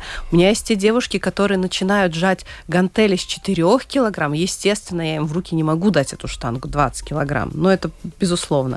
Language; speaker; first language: Russian; native; Russian